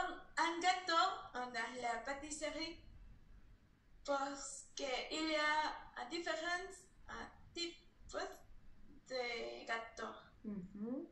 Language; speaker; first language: French; non-native, learner; Spanish